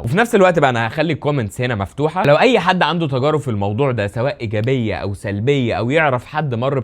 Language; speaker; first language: Arabic; native; Arabic